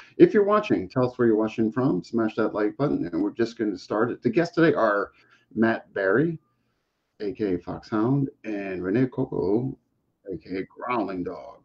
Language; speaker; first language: English; native; English